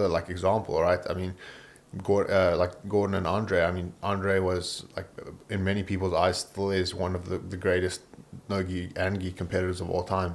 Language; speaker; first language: English; native; English